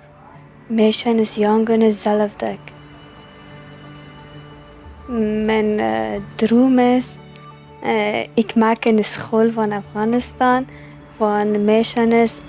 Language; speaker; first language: Dutch; early bilingual, other home language; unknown